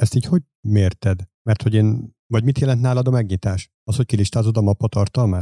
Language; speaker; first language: Hungarian; native; Hungarian